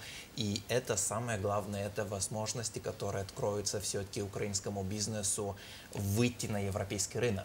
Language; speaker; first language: Russian; non-native, fluent; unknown